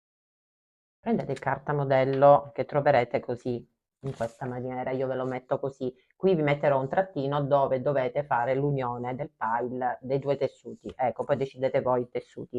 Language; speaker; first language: Italian; native; Italian